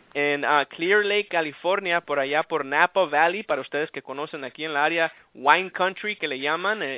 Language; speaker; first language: Spanish; early bilingual, heritage; Spanish